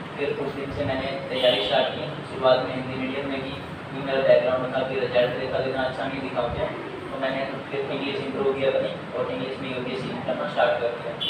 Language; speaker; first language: Hindi; native; Hindi